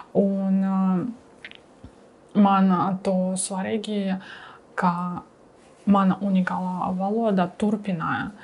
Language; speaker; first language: Latvian; non-native, learner; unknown